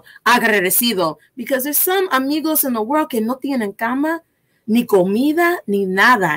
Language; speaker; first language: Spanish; early bilingual, heritage; Spanish